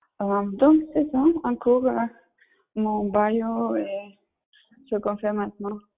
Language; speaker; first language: French; non-native, fluent; Russian